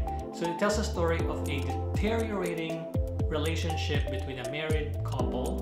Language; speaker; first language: English; non-native, local second language; Filipino